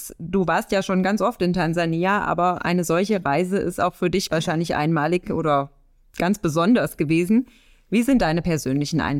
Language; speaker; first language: German; native; German